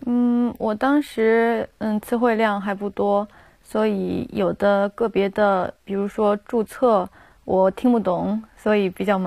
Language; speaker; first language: Chinese; non-native, fluent; Japanese